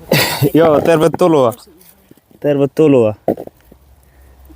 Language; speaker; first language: Finnish; non-native, learner; Bangla